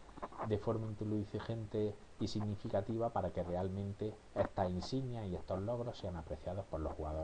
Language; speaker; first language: Spanish; native; Spanish